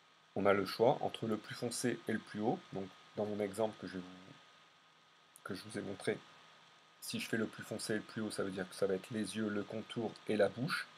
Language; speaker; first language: French; native; French